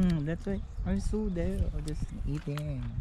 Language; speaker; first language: English; non-native, learner; Filipino